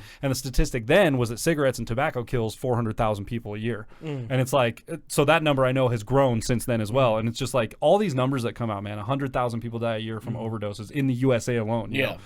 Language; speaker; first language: English; native; English